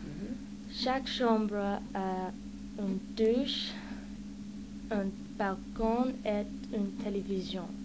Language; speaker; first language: French; non-native, learner; English